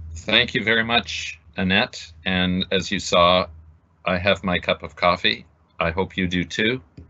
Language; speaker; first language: English; native; English